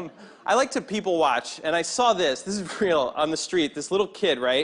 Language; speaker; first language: English; native; English